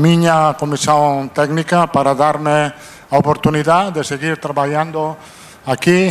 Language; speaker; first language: Portuguese; non-native, fluent; Italian